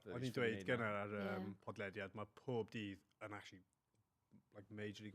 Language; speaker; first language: Welsh; non-native, local second language; English